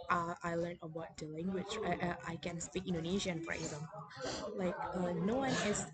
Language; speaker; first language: English; non-native, learner; Indonesian